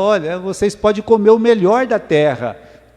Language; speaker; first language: Portuguese; native; Portuguese